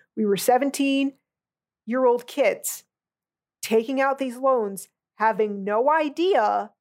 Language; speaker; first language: English; native; English